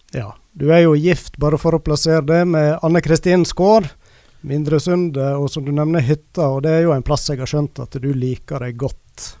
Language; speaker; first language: Norwegian; native; Norwegian